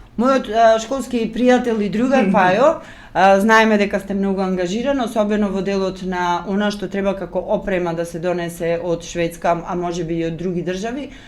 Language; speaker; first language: Macedonian; native; Macedonian